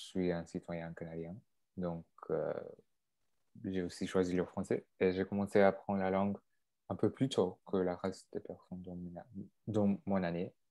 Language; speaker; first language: French; non-native, local second language; English